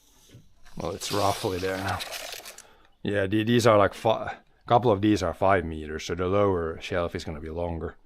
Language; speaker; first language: English; non-native, fluent; Swedish